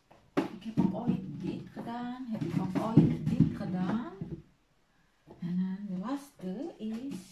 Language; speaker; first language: Dutch; non-native, learner; Indonesian